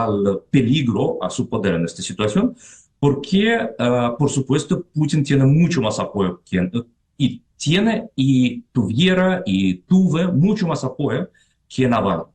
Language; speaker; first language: Spanish; non-native, fluent; Russian